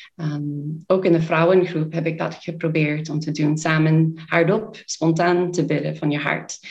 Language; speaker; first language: Dutch; non-native, fluent; English